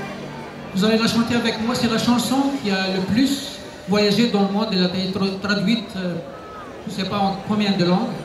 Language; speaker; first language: French; non-native, local second language; Arabic